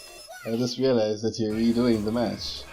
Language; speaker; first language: English; native; English